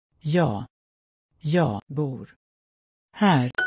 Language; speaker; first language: Swedish; non-native, learner; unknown